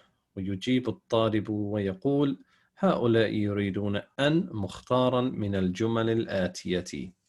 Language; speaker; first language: Arabic; non-native, fluent; English